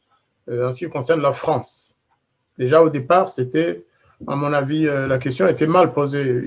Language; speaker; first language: French; non-native, local second language; Kinyarwanda